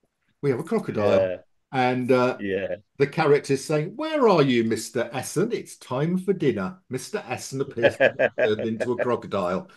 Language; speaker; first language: English; native; English